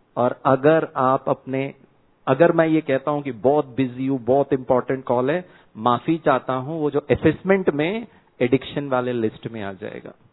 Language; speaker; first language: Hindi; non-native, local second language; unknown